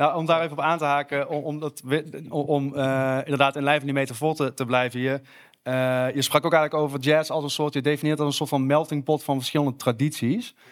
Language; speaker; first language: Dutch; native; Dutch